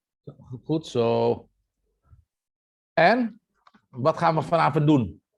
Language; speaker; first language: Dutch; non-native, fluent; Indonesian